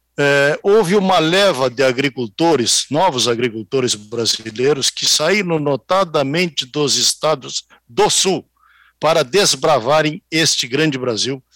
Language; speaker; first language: Portuguese; native; Portuguese